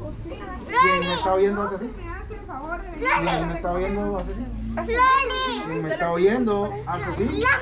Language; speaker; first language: Spanish; native; Spanish